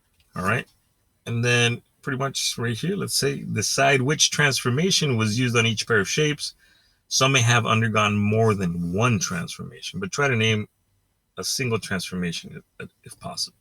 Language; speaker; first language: English; native; English